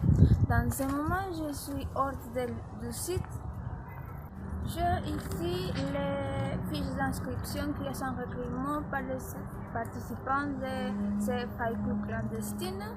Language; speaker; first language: French; non-native, learner; Spanish